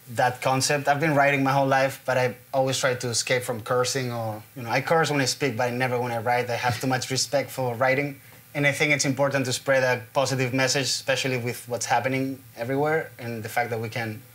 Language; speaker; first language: English; non-native, fluent; Spanish